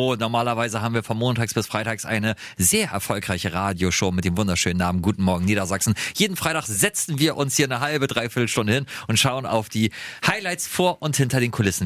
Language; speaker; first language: German; native; German